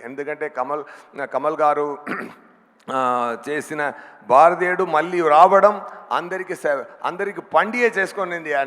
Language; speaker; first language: Telugu; non-native, learner; Tamil